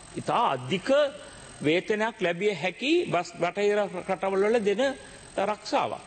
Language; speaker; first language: Sinhala; non-native, local second language; Tamil